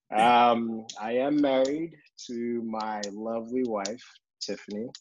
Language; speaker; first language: English; early bilingual, other home language; Yoruba